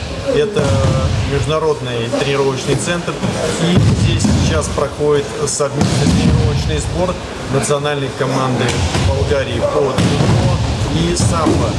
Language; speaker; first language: Russian; native; Russian